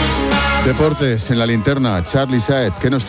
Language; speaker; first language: Spanish; native; Spanish